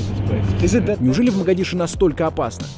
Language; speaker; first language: Russian; native; Russian